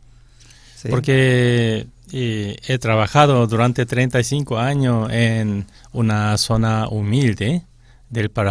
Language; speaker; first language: Spanish; non-native, fluent; Korean